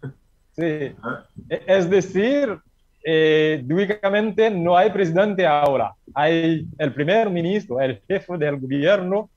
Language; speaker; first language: Spanish; non-native, learner; Haitian Creole